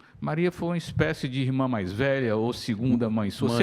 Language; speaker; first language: Portuguese; native; Portuguese